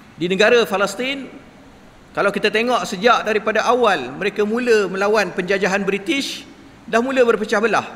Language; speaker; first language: Malay; native; Malay